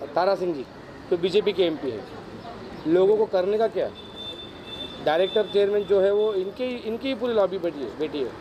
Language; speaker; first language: Hindi; non-native, local second language; Marathi